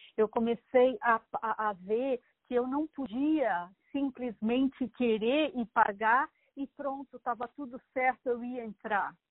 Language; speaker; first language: Portuguese; native; Portuguese